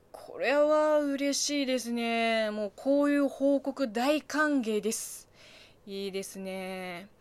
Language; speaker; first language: Japanese; non-native, fluent; Chinese